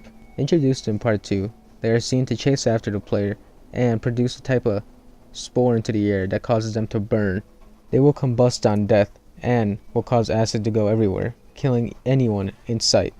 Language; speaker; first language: English; native; English